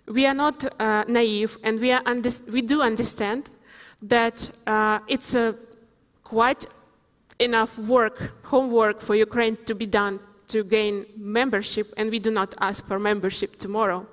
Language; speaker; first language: English; non-native, fluent; Ukrainian